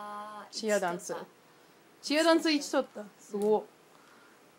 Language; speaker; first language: Japanese; non-native, learner; English